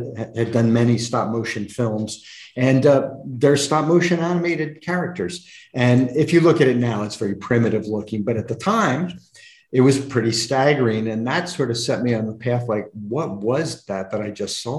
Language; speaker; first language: English; native; English